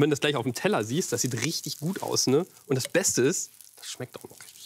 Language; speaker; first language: German; native; German